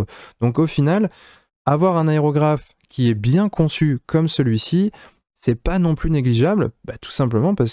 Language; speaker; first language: French; native; French